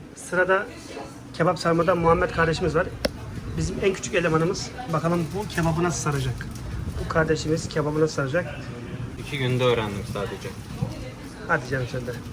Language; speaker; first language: Turkish; native; Turkish